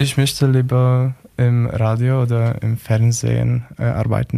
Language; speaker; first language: German; non-native, learner; Polish